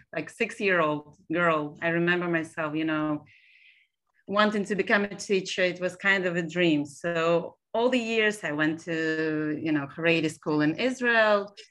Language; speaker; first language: English; non-native, fluent; Hebrew